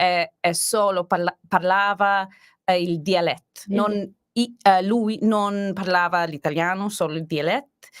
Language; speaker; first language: Italian; non-native, learner; English